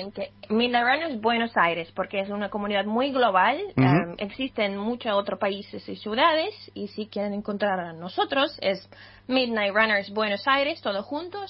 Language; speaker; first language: Spanish; non-native, fluent; Russian